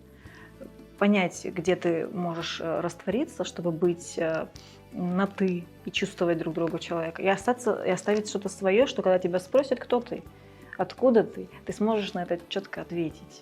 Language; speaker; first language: Russian; early bilingual, other home language; Georgian